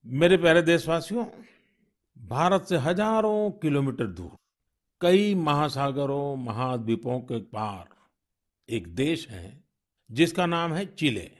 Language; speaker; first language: Hindi; non-native, local second language; Gujarati